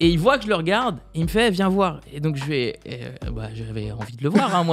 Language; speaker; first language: French; native; French